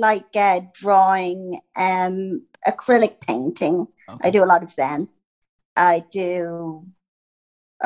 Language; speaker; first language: English; native; English